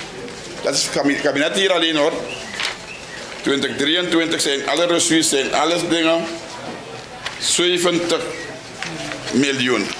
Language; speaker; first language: Dutch; non-native, local second language; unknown